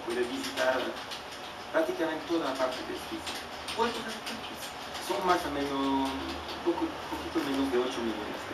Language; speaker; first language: Spanish; non-native, fluent; French